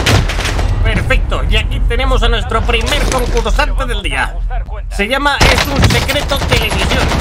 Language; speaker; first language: Spanish; native; Spanish